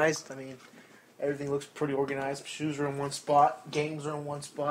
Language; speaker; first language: English; native; English